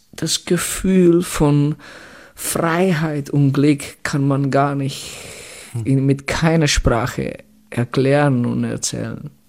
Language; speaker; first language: German; non-native, fluent; Czech